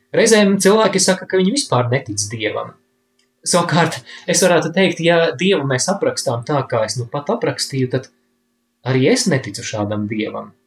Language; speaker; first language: Latvian; native; Latvian